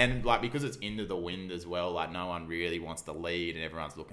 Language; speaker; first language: English; native; English